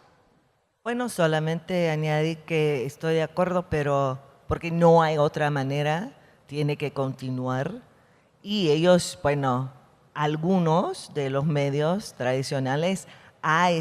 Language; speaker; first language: Spanish; non-native, fluent; English